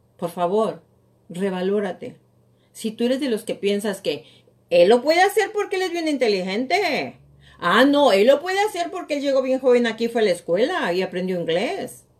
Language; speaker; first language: Spanish; native; Spanish